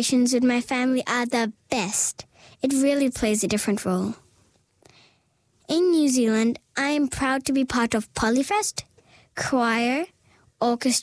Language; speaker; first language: English; native; English